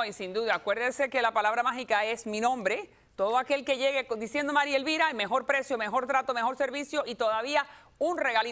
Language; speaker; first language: Spanish; native; Spanish